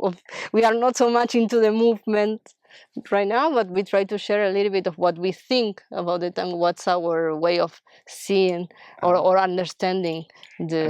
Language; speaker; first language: English; non-native, fluent; Spanish